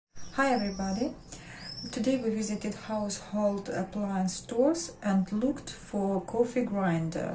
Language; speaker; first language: English; non-native, fluent; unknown